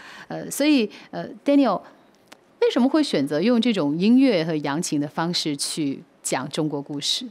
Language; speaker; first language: Chinese; native; Chinese